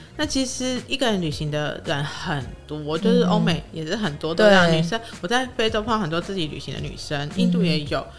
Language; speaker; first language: Chinese; native; Chinese